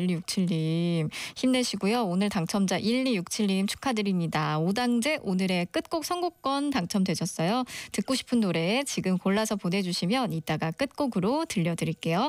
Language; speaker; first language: Korean; native; Korean